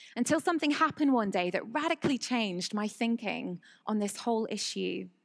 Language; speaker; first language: English; native; English